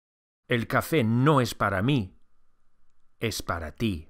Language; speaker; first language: Spanish; non-native, fluent; English